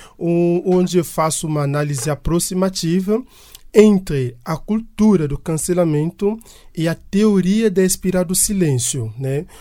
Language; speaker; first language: Portuguese; non-native, fluent; French